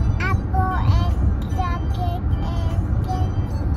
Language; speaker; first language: Korean; early bilingual, heritage; Korean